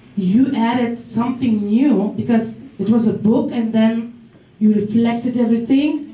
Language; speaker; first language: English; non-native, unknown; Lithuanian